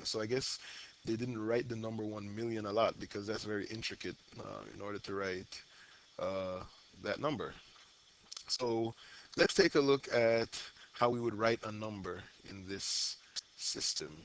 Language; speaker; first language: English; native; English